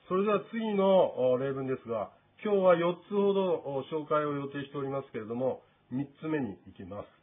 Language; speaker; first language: Japanese; native; Japanese